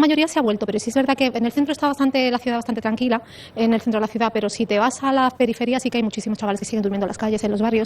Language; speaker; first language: Spanish; native; Spanish